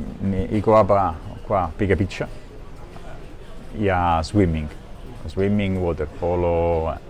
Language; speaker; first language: Swahili; non-native, learner; Italian